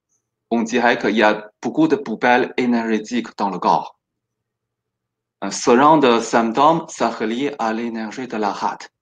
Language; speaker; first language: French; non-native, fluent; Chinese